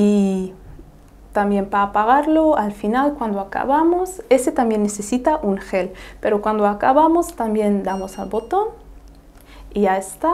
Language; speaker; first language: Spanish; non-native, fluent; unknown